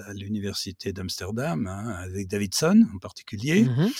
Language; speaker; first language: French; native; French